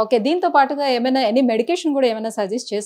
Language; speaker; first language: Telugu; native; Telugu